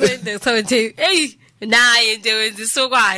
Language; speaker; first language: English; non-native, local second language; Zulu